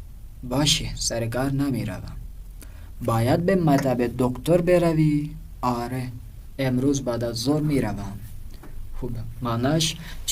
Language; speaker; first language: Persian; non-native, fluent; Urdu